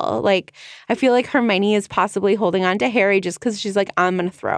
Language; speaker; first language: English; native; English